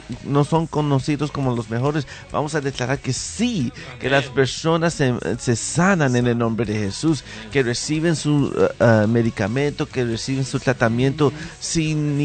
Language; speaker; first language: Spanish; early bilingual, heritage; Spanish